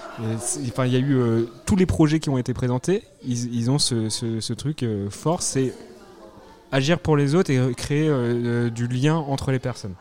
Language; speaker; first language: French; native; French